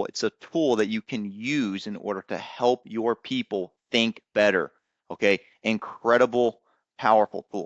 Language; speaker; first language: English; native; English